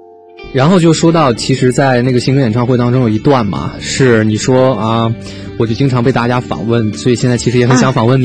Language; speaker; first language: Chinese; native; Chinese